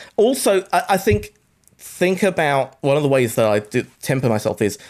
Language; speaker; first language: English; native; English